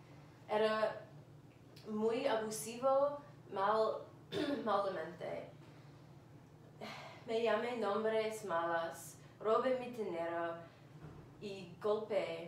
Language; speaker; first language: Spanish; non-native, learner; English